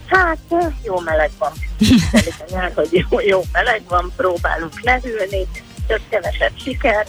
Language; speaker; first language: Hungarian; native; Hungarian